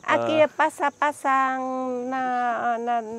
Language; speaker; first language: Portuguese; non-native, learner; Vietnamese